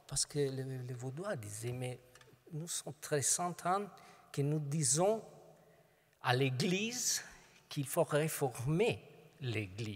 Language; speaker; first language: French; non-native, fluent; Italian